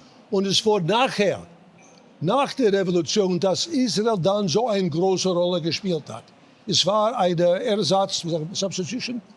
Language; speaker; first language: German; non-native, fluent; English